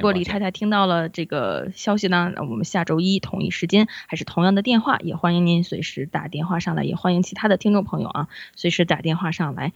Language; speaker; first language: Chinese; native; Chinese